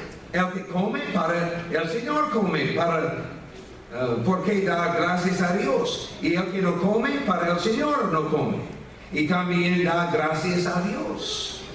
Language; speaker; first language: Spanish; non-native, fluent; English